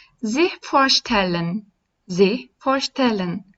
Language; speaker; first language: German; non-native, fluent; Turkish